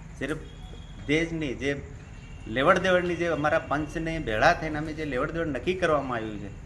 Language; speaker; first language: Gujarati; non-native, local second language; Bhili